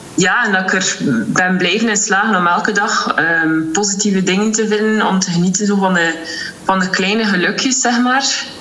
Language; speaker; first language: Dutch; native; Dutch